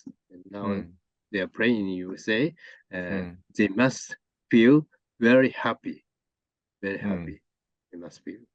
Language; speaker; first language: English; non-native, learner; Japanese